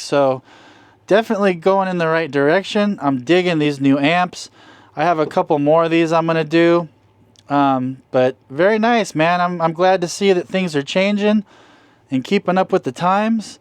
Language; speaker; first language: English; native; English